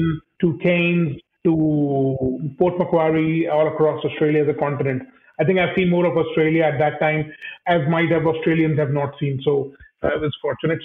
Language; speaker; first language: English; non-native, local second language; Hindi